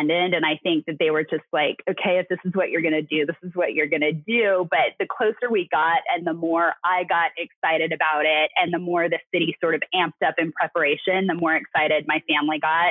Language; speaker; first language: English; native; English